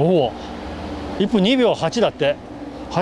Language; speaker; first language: Japanese; native; Japanese